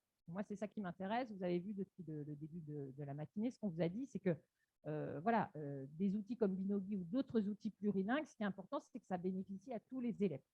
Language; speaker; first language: French; native; French